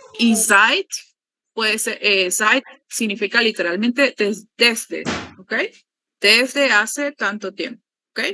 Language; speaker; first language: Spanish; native; Spanish